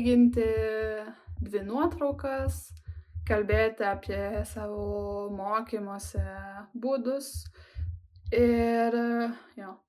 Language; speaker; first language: Lithuanian; non-native, learner; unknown